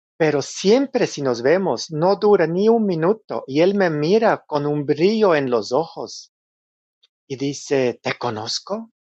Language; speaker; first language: Spanish; non-native, fluent; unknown